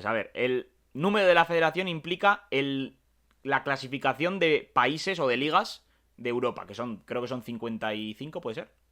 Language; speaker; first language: Spanish; native; Spanish